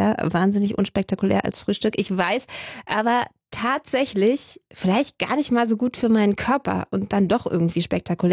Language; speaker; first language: German; native; German